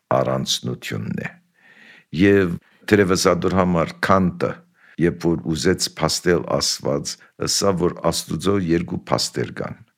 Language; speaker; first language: Armenian; early bilingual, heritage; Armenian